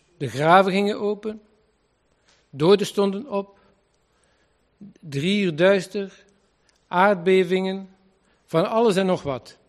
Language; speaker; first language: Dutch; native; Dutch